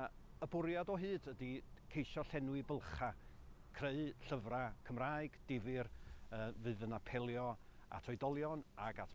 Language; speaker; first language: Welsh; native; Welsh